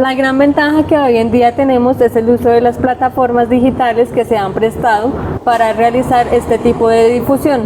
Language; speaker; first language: Spanish; native; Spanish